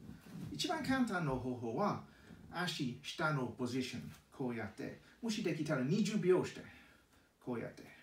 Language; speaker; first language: Japanese; non-native, learner; English